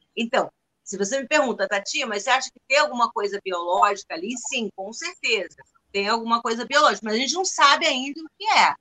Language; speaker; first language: Portuguese; non-native, fluent; Spanish